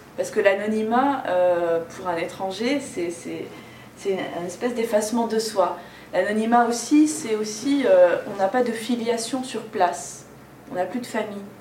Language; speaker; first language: French; non-native, local second language; Arabic